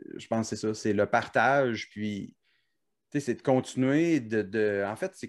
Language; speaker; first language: French; native; French